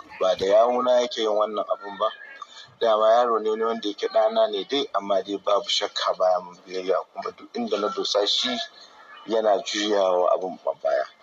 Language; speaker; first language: Hausa; native; Hausa